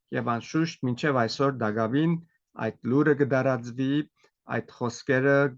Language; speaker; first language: Armenian; native; Armenian